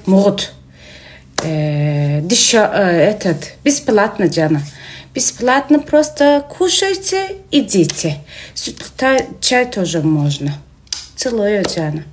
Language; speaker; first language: Russian; non-native, learner; Turkmen